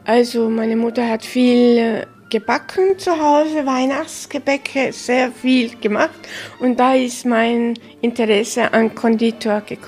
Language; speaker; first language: German; early bilingual, heritage; German